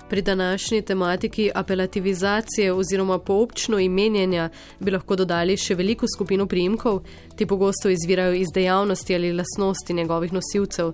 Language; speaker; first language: Slovenian; native; Slovenian